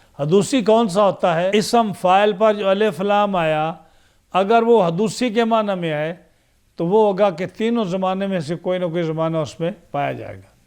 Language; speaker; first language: Urdu; non-native, local second language; Punjabi